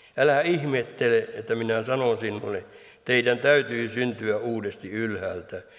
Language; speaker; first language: Finnish; native; Finnish